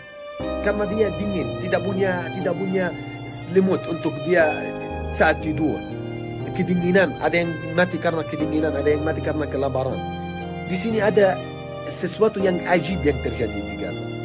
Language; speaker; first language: Indonesian; non-native, fluent; Arabic